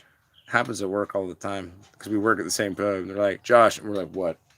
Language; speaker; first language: English; native; English